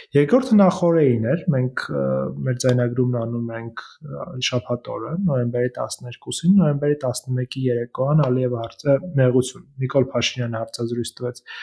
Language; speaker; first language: Armenian; native; Armenian